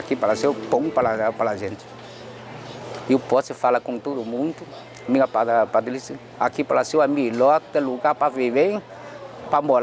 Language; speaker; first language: Portuguese; non-native, learner; Chinese